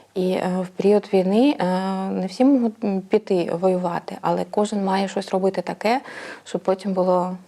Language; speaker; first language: Ukrainian; native; Ukrainian